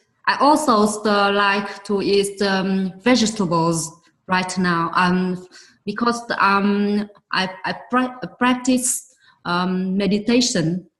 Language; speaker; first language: English; non-native, learner; Vietnamese